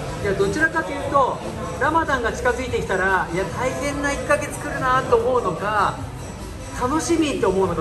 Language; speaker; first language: Japanese; native; Japanese